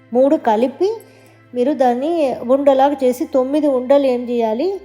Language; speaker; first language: Telugu; non-native, local second language; Tamil